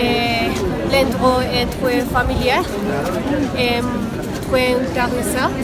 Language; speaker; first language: French; non-native, learner; Spanish